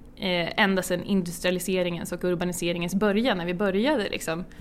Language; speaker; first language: Swedish; native; Swedish